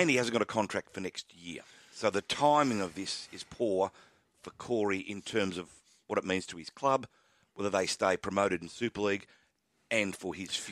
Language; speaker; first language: English; native; English